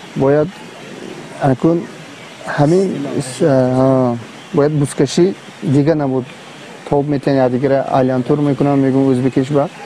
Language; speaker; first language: Tajik; native; Tajik